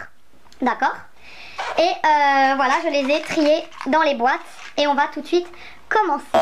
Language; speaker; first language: French; native; French